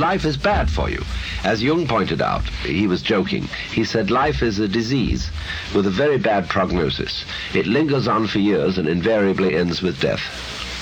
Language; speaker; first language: English; native; English